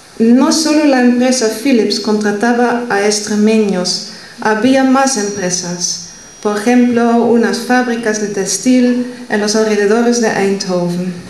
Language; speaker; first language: Spanish; non-native, fluent; Dutch